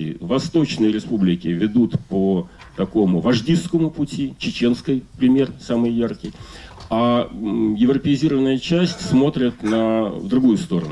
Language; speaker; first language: Russian; native; Russian